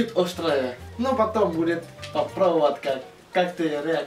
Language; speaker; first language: Russian; non-native, learner; Indonesian